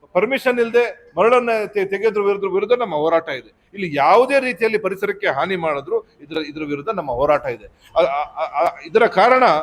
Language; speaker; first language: Kannada; native; Kannada